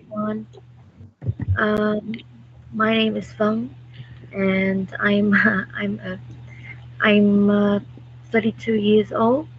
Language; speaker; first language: English; non-native, learner; Vietnamese